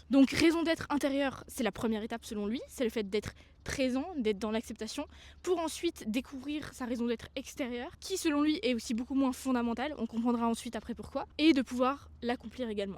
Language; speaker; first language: French; native; French